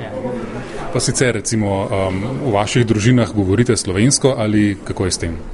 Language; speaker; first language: Slovenian; native; Slovenian